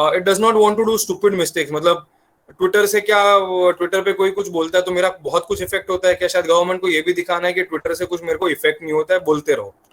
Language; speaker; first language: Hindi; non-native, local second language; Marathi